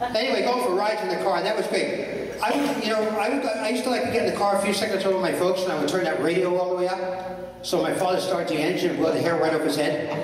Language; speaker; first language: English; native; English